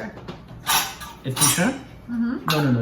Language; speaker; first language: English; non-native, learner; Russian